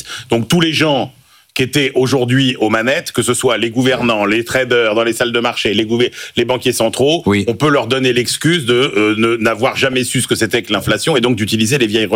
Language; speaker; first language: French; native; French